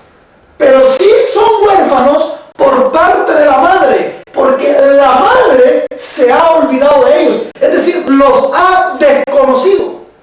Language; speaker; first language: Spanish; native; Spanish